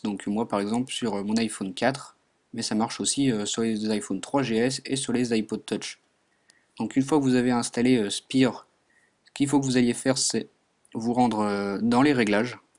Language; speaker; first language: French; native; French